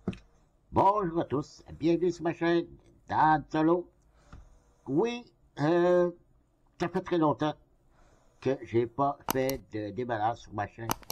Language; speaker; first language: French; native; French